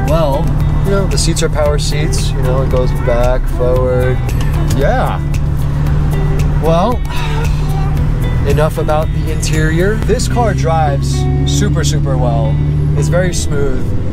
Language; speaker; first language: English; early bilingual, other home language; Chinese